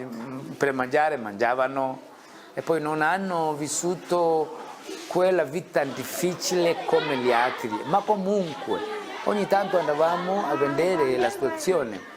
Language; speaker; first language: Italian; non-native, fluent; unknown